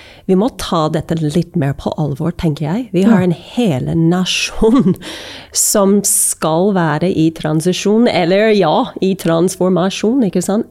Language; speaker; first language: Norwegian; non-native, fluent; English